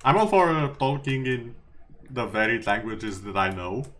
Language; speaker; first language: English; non-native, fluent; Romanian